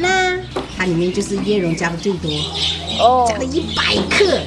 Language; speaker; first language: Chinese; native; Chinese